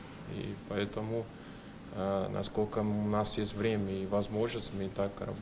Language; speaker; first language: Russian; non-native, fluent; Portuguese